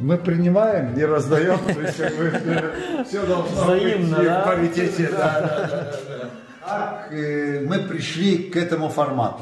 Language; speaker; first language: Russian; non-native, local second language; Gagauz